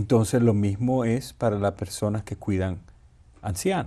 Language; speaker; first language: Spanish; native; Spanish